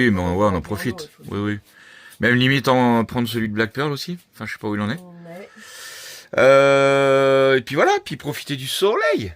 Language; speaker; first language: French; native; French